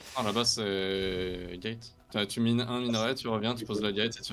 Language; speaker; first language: French; native; French